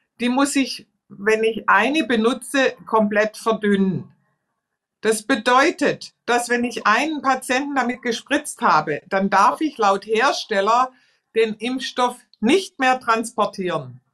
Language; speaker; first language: German; native; German